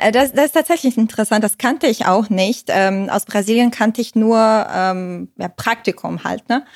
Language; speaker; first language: German; non-native, fluent; Portuguese